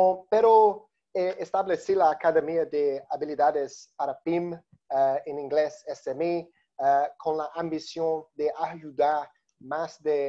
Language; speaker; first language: Spanish; non-native, learner; Portuguese